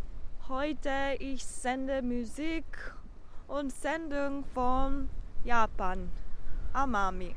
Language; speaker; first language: German; non-native, learner; Japanese